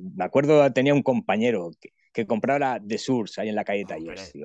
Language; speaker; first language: Spanish; native; Spanish